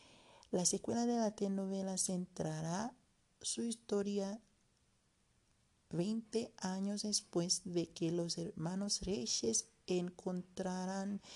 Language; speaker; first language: Spanish; non-native, learner; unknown